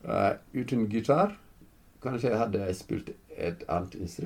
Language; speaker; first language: Norwegian; non-native, fluent; Fula